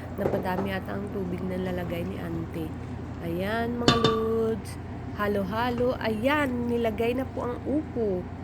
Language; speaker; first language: Filipino; non-native, local second language; Hiligaynon